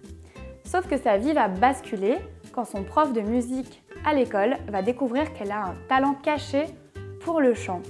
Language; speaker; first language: French; native; French